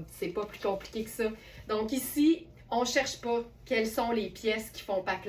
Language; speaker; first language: French; native; French